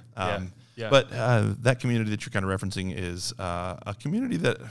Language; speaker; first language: English; native; English